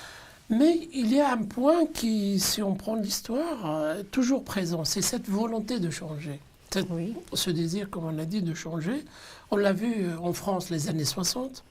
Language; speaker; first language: French; non-native, local second language; Arabic